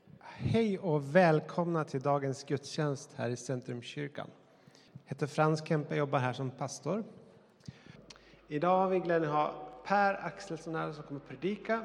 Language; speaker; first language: Swedish; native; Swedish